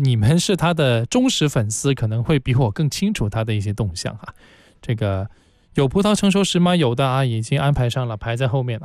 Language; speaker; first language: Chinese; non-native, local second language; Cantonese